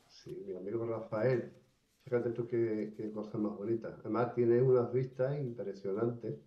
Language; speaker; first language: Spanish; native; Spanish